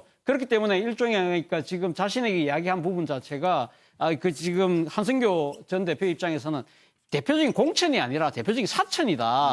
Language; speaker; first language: Korean; native; Korean